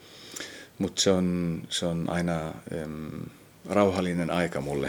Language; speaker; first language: Finnish; early bilingual, heritage; Finnish